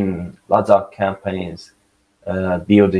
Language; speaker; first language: English; non-native, learner; Portuguese